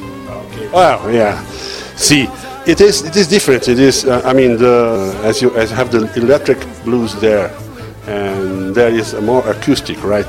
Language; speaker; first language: English; non-native, learner; Portuguese